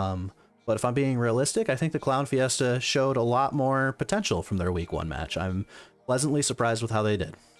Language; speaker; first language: English; native; English